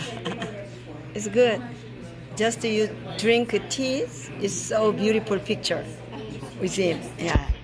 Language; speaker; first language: English; non-native, learner; Korean